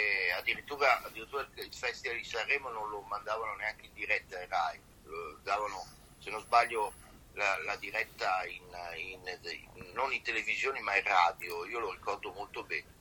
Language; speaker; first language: Italian; native; Italian